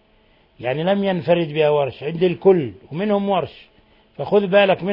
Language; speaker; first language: Arabic; native; Arabic